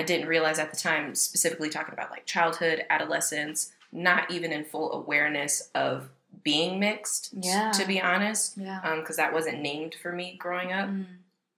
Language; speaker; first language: English; native; English